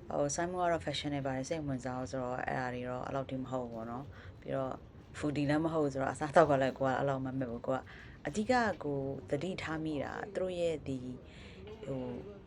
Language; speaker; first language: Burmese; non-native, local second language; Kachin